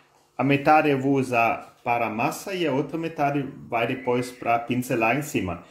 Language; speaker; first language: Portuguese; non-native, fluent; German